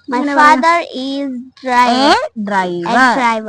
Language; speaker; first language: English; non-native, learner; Malayalam